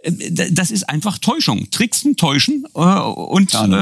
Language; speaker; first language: German; native; German